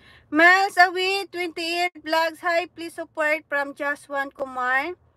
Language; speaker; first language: English; non-native, local second language; Cebuano